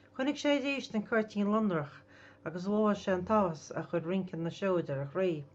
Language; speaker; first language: Irish; native; Irish